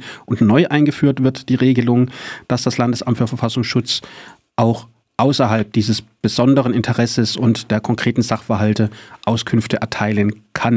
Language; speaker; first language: German; native; German